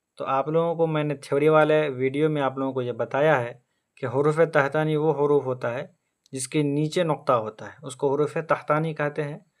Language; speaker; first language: Hindi; native; Hindi